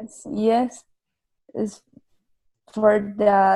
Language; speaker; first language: English; non-native, learner; Spanish